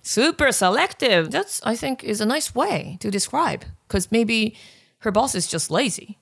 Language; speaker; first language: English; non-native, fluent; Japanese